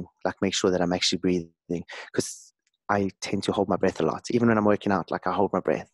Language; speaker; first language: English; native; English